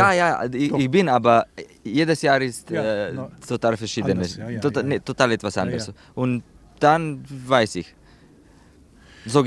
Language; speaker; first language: German; non-native, learner; Slovenian